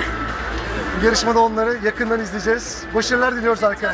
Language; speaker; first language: Turkish; native; Turkish